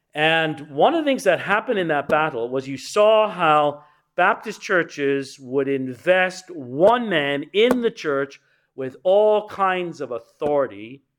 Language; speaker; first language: English; native; English